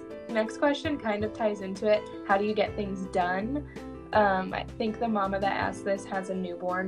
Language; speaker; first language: English; native; English